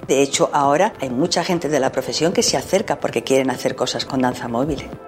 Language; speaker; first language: Spanish; native; Spanish